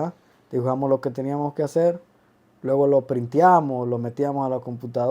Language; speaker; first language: Spanish; early bilingual, other home language; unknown